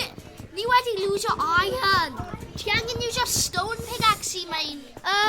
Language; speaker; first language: Welsh; non-native, local second language; English